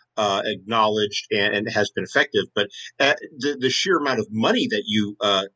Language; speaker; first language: English; native; English